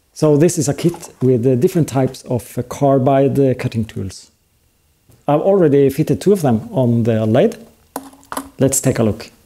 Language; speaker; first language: English; non-native, fluent; Norwegian